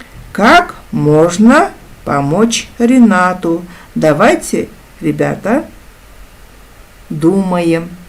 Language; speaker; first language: Russian; non-native, local second language; Kazakh